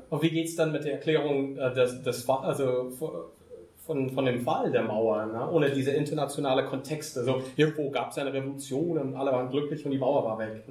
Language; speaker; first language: German; non-native, fluent; English